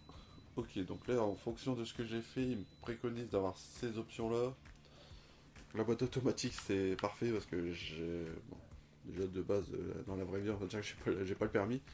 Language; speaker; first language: French; native; French